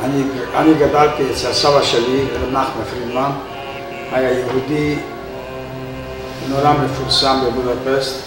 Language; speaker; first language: Hebrew; non-native, fluent; Hungarian